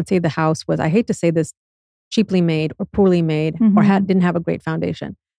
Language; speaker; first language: English; native; English